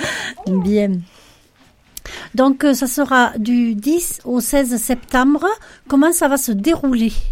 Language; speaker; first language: French; native; French